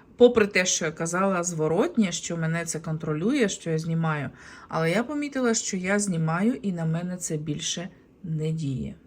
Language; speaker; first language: Ukrainian; native; Ukrainian